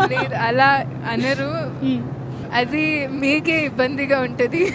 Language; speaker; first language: Telugu; non-native, local second language; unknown